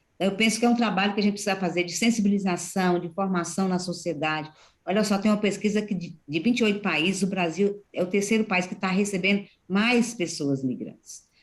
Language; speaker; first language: Portuguese; native; Portuguese